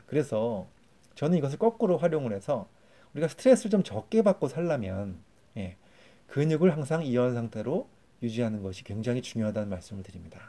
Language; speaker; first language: Korean; native; Korean